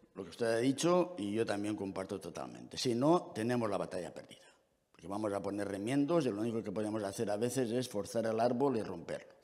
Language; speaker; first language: Spanish; native; Spanish